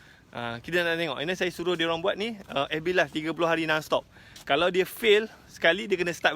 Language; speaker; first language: Malay; native; Malay